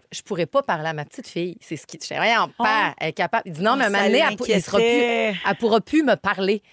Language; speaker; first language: French; native; French